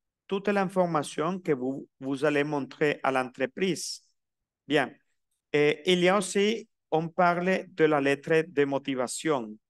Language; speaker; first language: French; non-native, fluent; Spanish